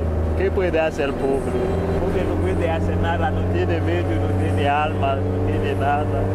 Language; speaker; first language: Spanish; non-native, fluent; Haitian Creole